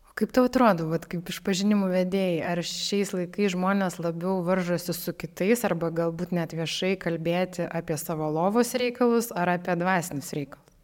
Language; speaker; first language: Lithuanian; native; Lithuanian